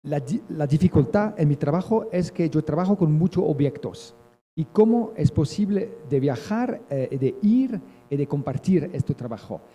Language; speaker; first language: Spanish; non-native, learner; French